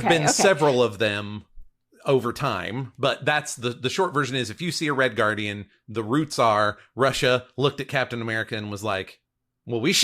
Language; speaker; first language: English; native; English